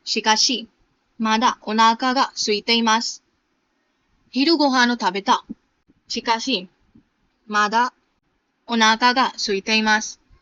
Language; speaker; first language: Japanese; non-native, fluent; Hindi